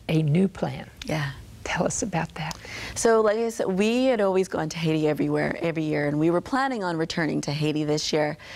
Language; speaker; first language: English; native; English